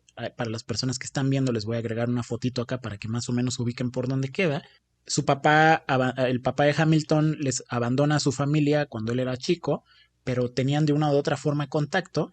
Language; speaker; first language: Spanish; native; Spanish